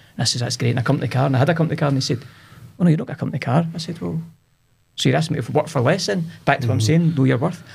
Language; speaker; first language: English; native; English